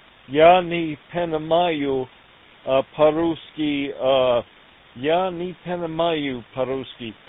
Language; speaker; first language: Russian; non-native, learner; English